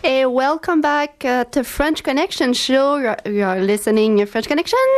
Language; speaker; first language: English; non-native, fluent; French